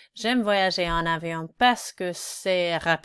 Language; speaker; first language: French; non-native, fluent; English